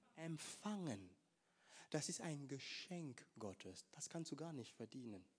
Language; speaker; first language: German; non-native, fluent; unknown